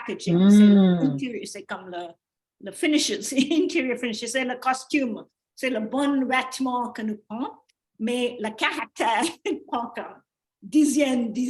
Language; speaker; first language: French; non-native, learner; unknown